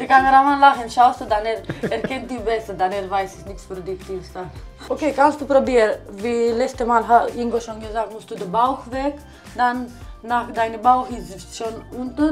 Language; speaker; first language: German; non-native, learner; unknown